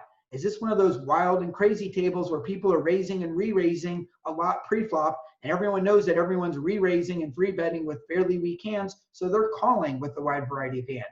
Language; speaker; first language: English; native; English